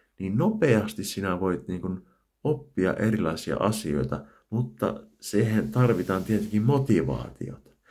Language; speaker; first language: Finnish; native; Finnish